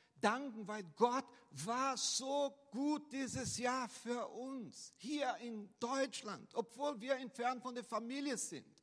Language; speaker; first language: German; non-native, fluent; Portuguese